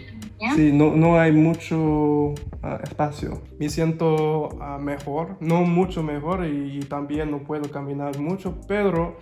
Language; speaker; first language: Spanish; non-native, learner; English